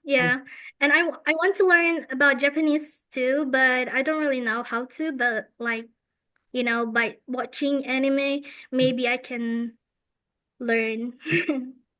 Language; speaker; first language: English; non-native, fluent; Indonesian